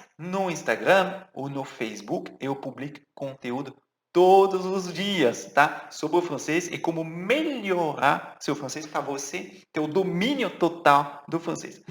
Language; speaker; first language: Portuguese; non-native, fluent; French